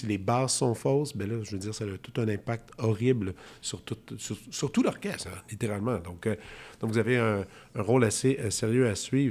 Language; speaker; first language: French; native; French